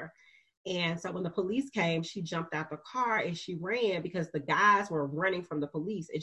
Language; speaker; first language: English; native; English